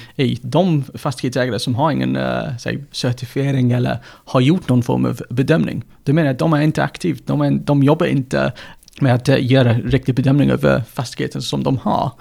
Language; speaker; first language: Swedish; non-native, fluent; English